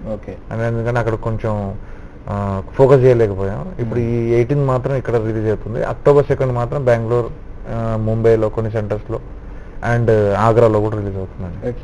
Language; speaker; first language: Telugu; native; Telugu